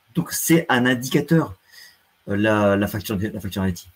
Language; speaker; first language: French; native; French